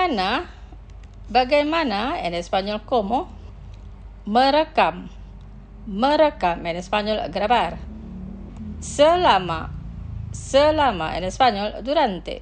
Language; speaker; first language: Spanish; non-native, fluent; Indonesian